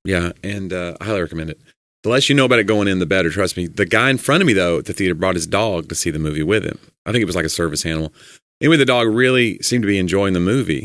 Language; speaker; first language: English; native; English